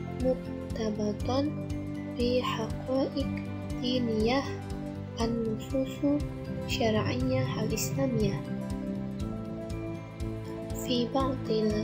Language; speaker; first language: Arabic; non-native, learner; Indonesian